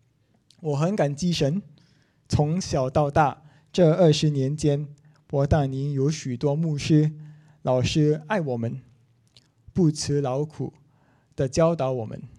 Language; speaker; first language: Chinese; non-native, local second language; English